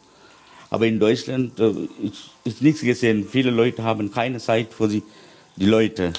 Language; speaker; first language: German; non-native, learner; Sinhala